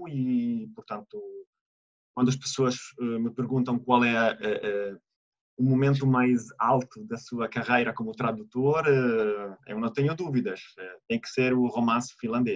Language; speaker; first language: Portuguese; non-native, fluent; Italian